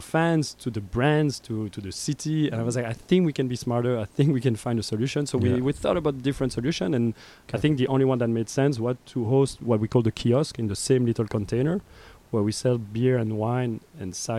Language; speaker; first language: English; non-native, fluent; French